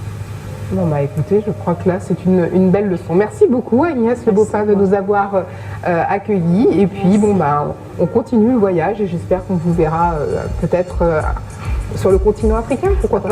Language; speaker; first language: French; native; French